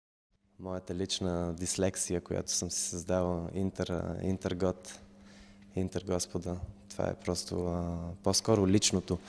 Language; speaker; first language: Bulgarian; native; Bulgarian